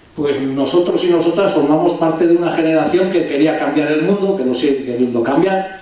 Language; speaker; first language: Spanish; non-native, local second language; Basque